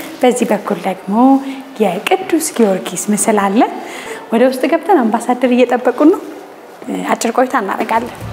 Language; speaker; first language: Amharic; native; Amharic